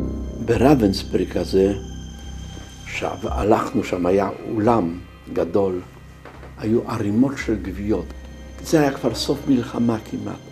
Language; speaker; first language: Hebrew; non-native, fluent; Polish